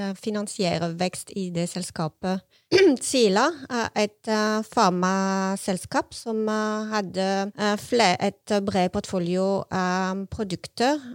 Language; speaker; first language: Norwegian; non-native, fluent; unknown